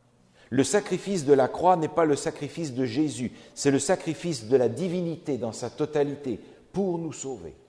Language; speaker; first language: French; native; French